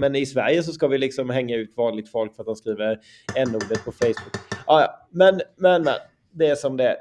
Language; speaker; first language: Swedish; native; Swedish